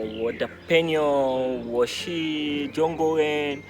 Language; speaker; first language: Chinese; non-native, learner; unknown